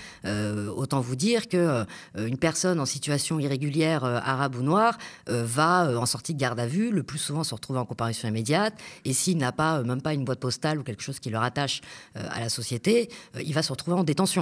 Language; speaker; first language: French; native; French